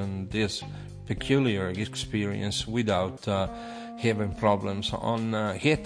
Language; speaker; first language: English; non-native, fluent; Italian